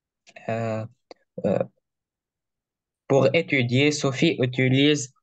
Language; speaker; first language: French; non-native, learner; Arabic